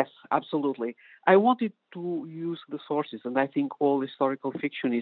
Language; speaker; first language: English; non-native, fluent; Portuguese